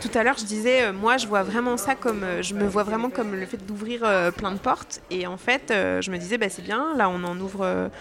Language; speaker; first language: French; native; French